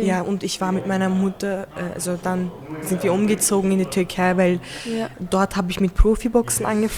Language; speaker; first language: German; early bilingual, other home language; Turkish